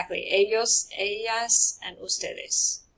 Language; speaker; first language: Spanish; non-native, fluent; English